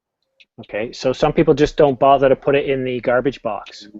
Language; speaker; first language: English; native; English